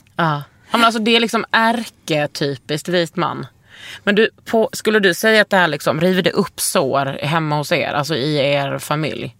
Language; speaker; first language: Swedish; native; Swedish